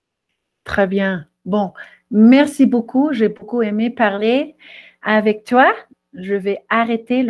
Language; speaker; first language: French; non-native, fluent; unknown